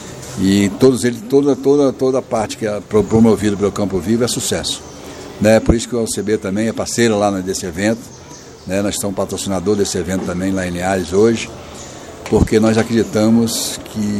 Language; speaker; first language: Portuguese; native; Portuguese